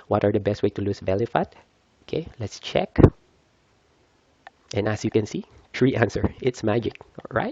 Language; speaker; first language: English; non-native, fluent; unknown